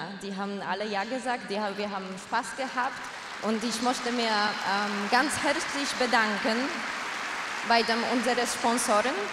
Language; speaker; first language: German; non-native, fluent; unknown